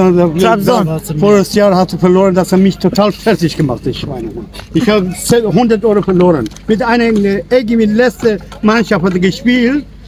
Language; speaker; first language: German; early bilingual, other home language; Turkish